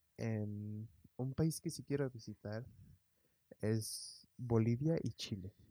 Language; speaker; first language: Spanish; early bilingual, heritage; Spanish